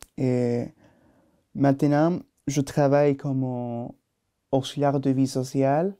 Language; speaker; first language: French; non-native, learner; Spanish